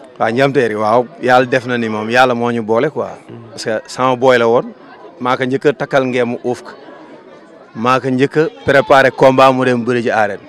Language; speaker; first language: Wolof; native; Wolof